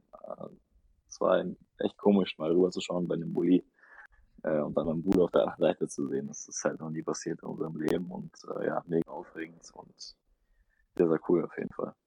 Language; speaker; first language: German; early bilingual, other home language; Russian